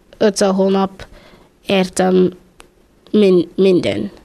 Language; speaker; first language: Hungarian; non-native, learner; English